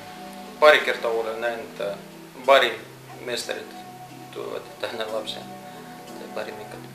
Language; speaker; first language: Finnish; non-native, fluent; Russian